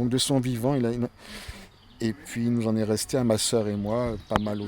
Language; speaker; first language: French; native; French